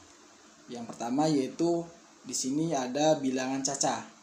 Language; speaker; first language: Indonesian; native; Indonesian